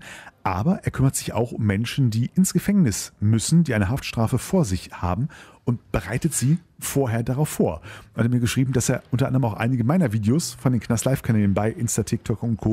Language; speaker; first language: German; native; German